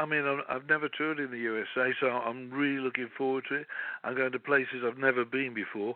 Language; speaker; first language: English; native; English